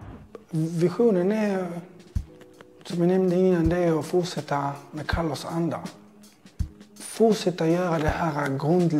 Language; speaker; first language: Swedish; non-native, fluent; Spanish